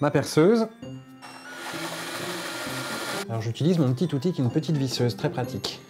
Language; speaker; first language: French; native; French